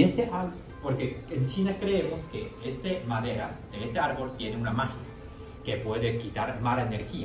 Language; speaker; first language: Spanish; non-native, fluent; Chinese